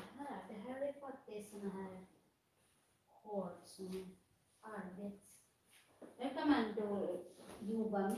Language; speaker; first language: Swedish; non-native, fluent; Filipino